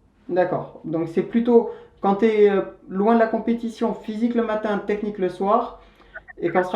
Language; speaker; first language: French; native; French